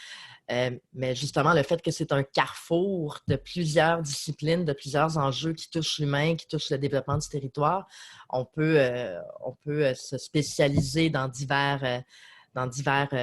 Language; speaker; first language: French; native; French